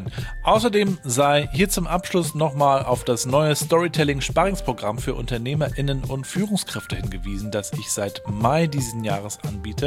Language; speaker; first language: German; native; German